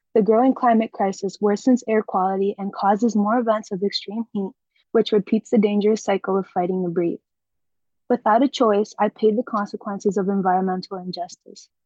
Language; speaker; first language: English; native; English